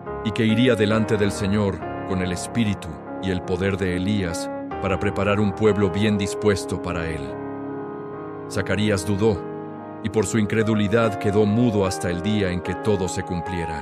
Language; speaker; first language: Spanish; native; Spanish